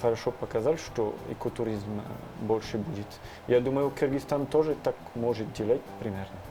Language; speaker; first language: Russian; non-native, learner; French